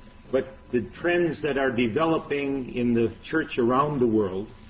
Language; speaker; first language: English; native; English